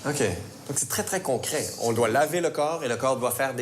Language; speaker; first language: French; native; French